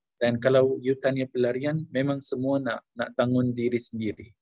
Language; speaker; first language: Malay; native; Malay